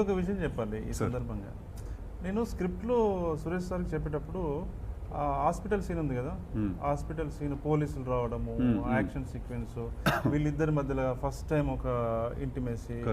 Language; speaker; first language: Telugu; native; Telugu